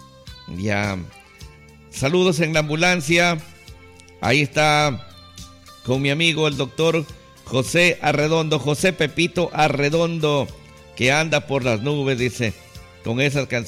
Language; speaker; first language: Spanish; native; Spanish